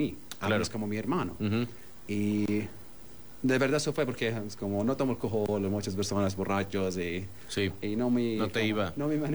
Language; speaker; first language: Spanish; non-native, learner; Arabic